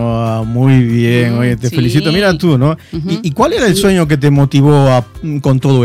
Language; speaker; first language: Spanish; native; Spanish